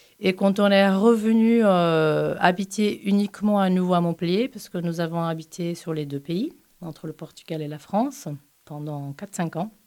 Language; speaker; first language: French; non-native, fluent; Portuguese